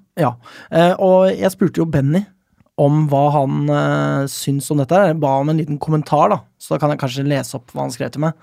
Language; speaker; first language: Norwegian; native; Norwegian